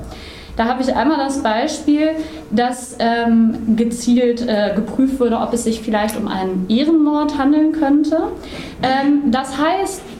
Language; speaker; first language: German; native; German